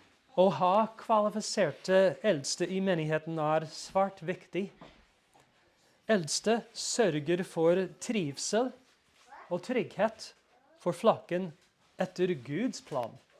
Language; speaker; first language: Norwegian; non-native, fluent; English